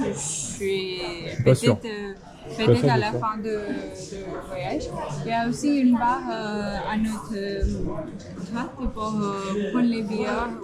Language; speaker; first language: French; non-native, fluent; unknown